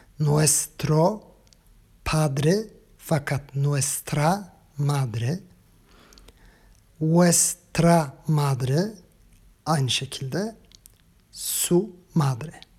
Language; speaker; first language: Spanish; non-native, learner; Turkish